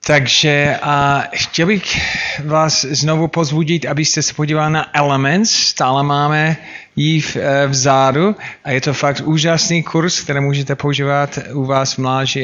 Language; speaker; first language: Czech; non-native, fluent; English